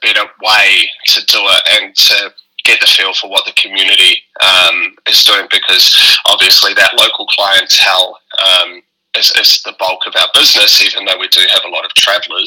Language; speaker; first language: English; native; English